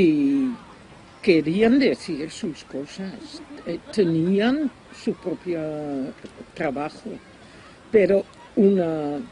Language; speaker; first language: Spanish; non-native, fluent; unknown